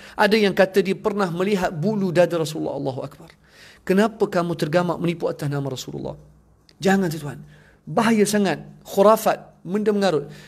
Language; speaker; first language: Malay; non-native, fluent; Arabic